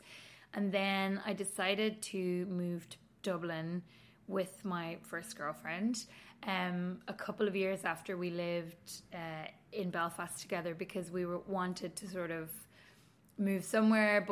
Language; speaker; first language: English; native; English